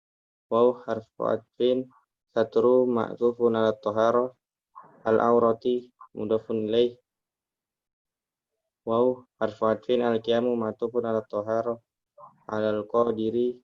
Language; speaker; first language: Arabic; non-native, learner; Indonesian